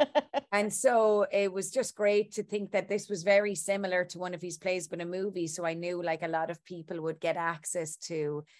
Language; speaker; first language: English; native; English